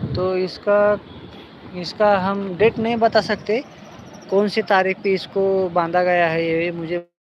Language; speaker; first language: Hindi; non-native, local second language; Marathi